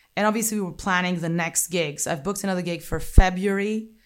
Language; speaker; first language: English; non-native, fluent; Greek